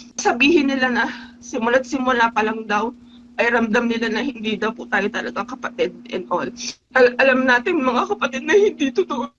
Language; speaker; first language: Filipino; native; Filipino